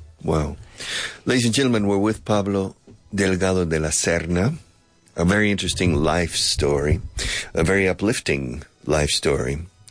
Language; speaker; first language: English; native; English